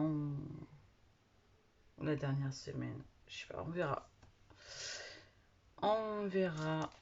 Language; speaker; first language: French; native; French